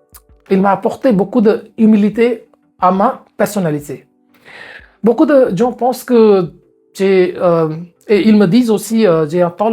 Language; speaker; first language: French; non-native, fluent; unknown